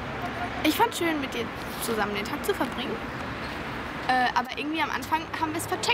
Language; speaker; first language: German; native; German